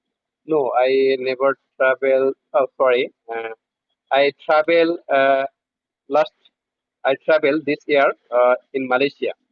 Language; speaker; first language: English; non-native, learner; Bangla